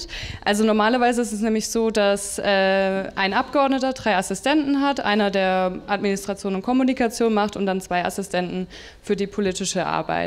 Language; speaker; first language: German; native; German